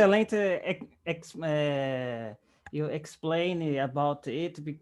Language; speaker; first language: English; non-native, learner; Portuguese